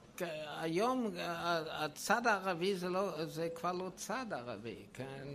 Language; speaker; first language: Hebrew; non-native, fluent; German